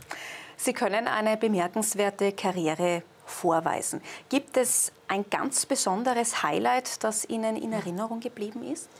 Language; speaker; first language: German; native; German